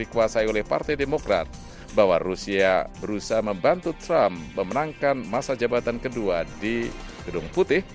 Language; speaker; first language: Indonesian; native; Indonesian